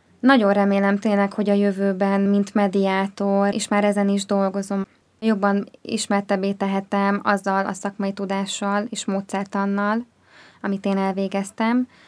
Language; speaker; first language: Hungarian; native; Hungarian